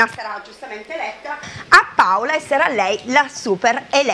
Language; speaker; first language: Italian; native; Italian